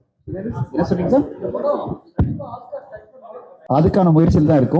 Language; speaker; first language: Tamil; native; Tamil